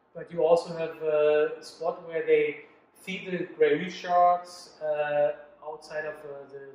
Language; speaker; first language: English; non-native, fluent; German